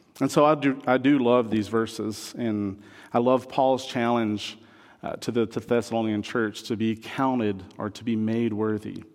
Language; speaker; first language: English; non-native, fluent; French